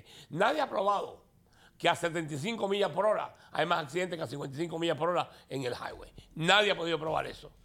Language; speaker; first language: Spanish; native; Spanish